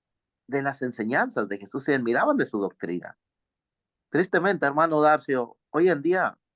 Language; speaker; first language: Spanish; native; Spanish